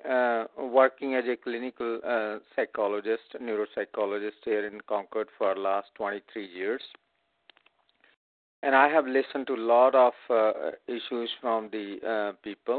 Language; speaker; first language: English; non-native, local second language; Punjabi